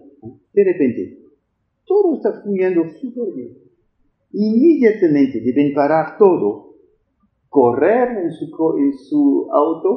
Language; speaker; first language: Spanish; non-native, fluent; French